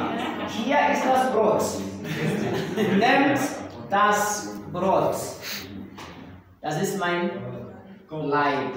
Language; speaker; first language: German; non-native, fluent; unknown